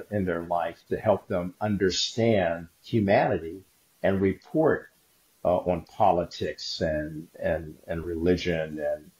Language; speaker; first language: English; native; English